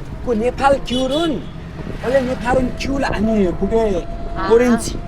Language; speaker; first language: Korean; non-native, fluent; Nepali